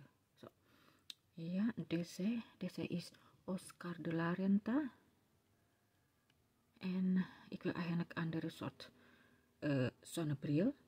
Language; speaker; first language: Dutch; non-native, learner; Indonesian